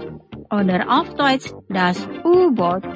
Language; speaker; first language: German; non-native, fluent; Indonesian